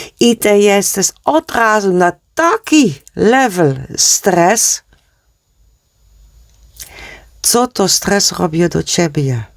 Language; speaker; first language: Polish; non-native, learner; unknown